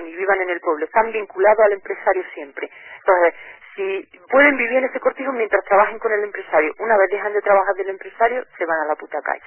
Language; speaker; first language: Spanish; native; Spanish